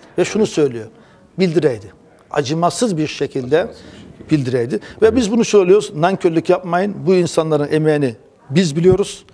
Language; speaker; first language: Turkish; early bilingual, heritage; Turkish